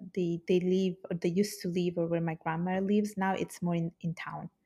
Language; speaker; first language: English; early bilingual, heritage; Italian